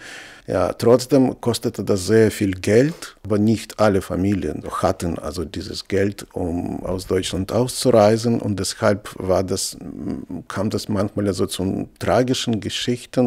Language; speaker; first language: German; non-native, fluent; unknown